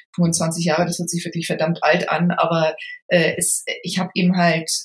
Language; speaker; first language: German; native; German